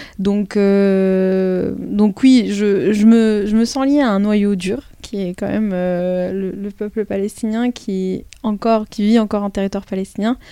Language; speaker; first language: French; early bilingual, other home language; Arabic